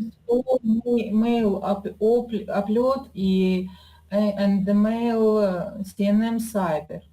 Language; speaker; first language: English; non-native, learner; Russian